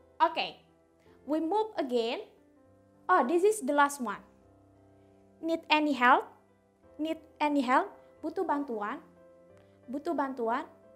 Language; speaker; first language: English; non-native, fluent; Indonesian